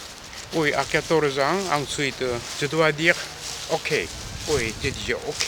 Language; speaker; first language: French; non-native, fluent; Korean